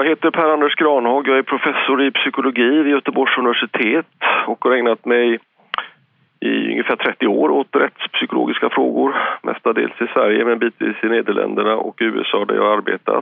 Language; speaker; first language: Swedish; native; Swedish